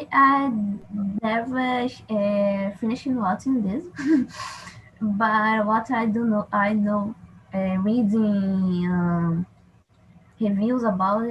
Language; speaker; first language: English; non-native, learner; Portuguese